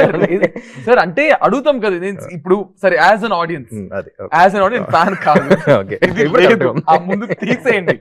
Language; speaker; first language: Telugu; native; Telugu